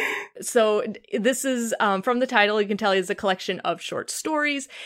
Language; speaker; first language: English; native; English